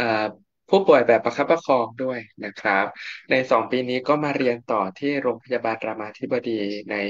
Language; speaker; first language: Thai; native; Thai